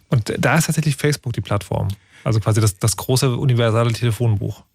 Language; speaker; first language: German; native; German